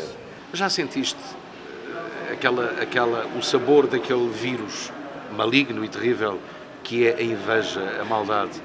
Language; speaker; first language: Portuguese; native; Portuguese